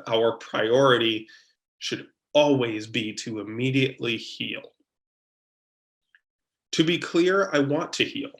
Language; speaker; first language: English; native; English